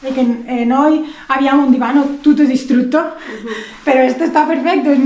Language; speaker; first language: Italian; non-native, learner; Spanish